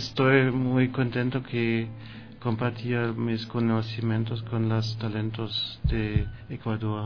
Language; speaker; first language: Spanish; non-native, learner; German